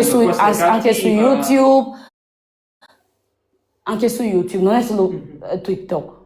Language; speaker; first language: Italian; non-native, learner; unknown